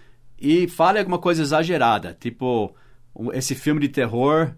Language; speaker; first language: Portuguese; early bilingual, other home language; English